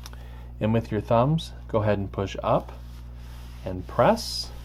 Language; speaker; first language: English; native; English